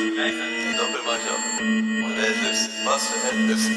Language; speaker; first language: German; native; German